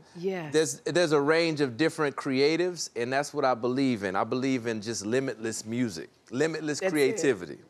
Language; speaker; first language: English; native; English